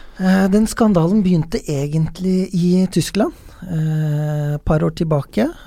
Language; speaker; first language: Norwegian; non-native, fluent; Turkish